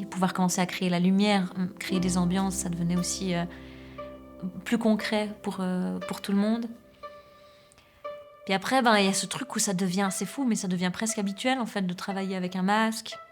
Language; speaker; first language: French; native; French